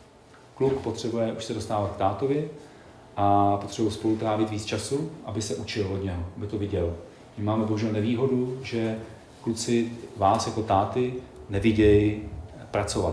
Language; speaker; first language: Czech; native; Czech